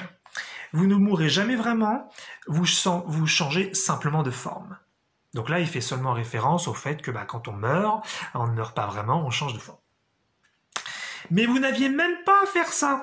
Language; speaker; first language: French; native; French